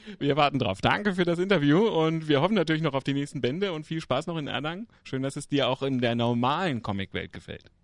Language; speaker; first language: German; native; German